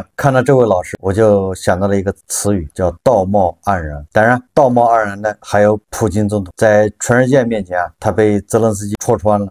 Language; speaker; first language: Chinese; native; Chinese